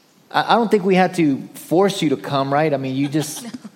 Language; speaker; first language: English; early bilingual, other home language; Spanish